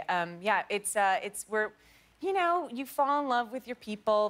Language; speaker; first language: English; native; English